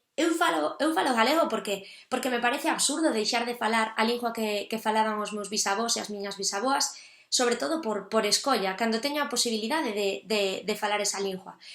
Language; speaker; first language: Galician; native; Galician